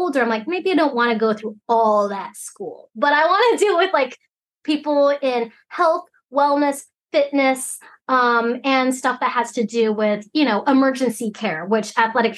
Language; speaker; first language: English; early bilingual, other home language; Cantonese